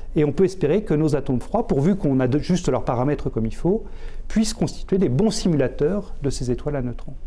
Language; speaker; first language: French; native; French